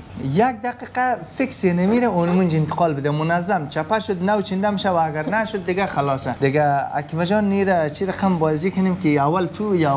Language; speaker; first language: Persian; native; Persian